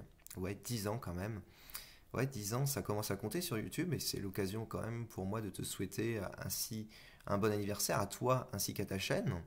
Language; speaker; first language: French; native; French